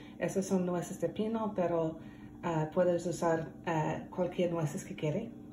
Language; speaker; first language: Spanish; non-native, learner; English